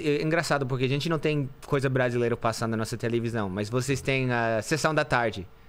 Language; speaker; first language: Portuguese; non-native, fluent; English